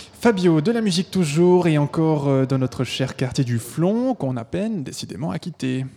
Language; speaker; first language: French; native; French